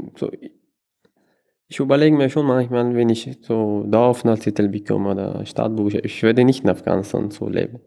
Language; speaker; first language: German; non-native, learner; Persian